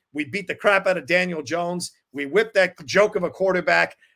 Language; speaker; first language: English; native; English